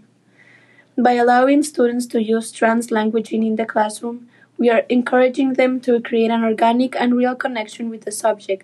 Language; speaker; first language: English; non-native, fluent; Spanish